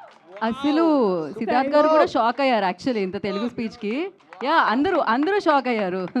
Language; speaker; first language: Telugu; native; Telugu